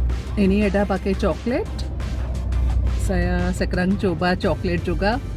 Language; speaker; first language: Indonesian; non-native, learner; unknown